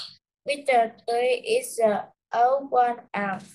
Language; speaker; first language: English; non-native, learner; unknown